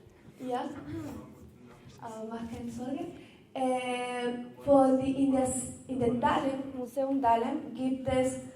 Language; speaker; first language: German; non-native, learner; Spanish